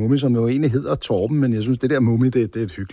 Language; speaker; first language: Danish; native; Danish